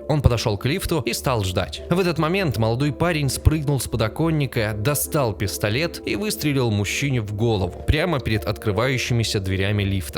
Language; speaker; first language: Russian; native; Russian